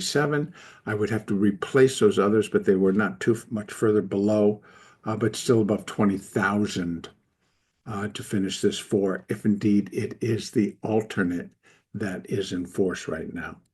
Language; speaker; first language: English; native; English